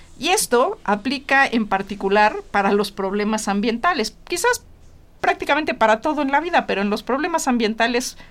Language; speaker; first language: Spanish; native; Spanish